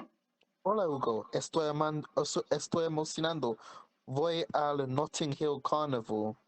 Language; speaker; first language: Spanish; non-native, learner; English